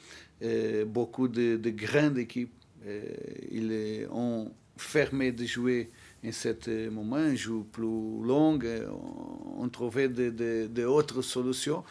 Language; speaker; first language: French; non-native, fluent; Portuguese